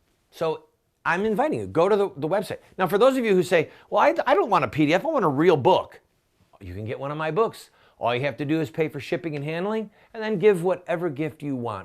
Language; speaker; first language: English; native; English